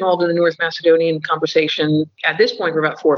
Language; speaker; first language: English; native; English